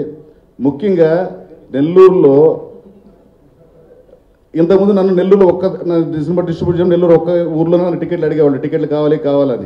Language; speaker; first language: Telugu; native; Telugu